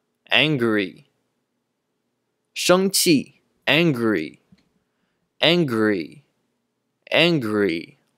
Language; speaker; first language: English; non-native, fluent; Chinese